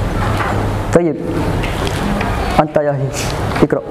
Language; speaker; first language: Arabic; non-native, learner; Indonesian